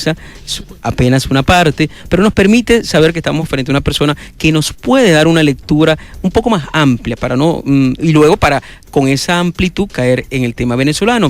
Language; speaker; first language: Spanish; native; Spanish